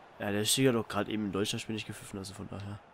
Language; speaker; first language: German; native; German